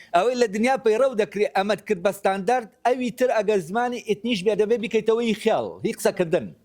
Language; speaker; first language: Central Kurdish; non-native, local second language; Gurani